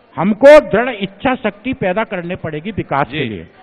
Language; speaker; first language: Hindi; native; Hindi